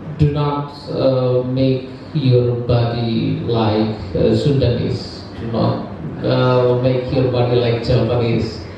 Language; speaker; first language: English; non-native, learner; Indonesian